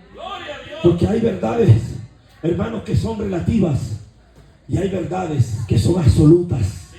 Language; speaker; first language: Spanish; native; Spanish